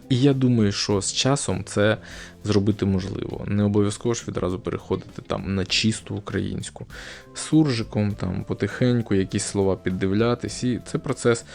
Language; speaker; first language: Ukrainian; non-native, local second language; Russian